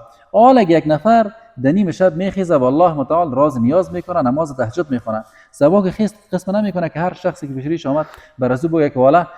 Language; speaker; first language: Persian; native; Persian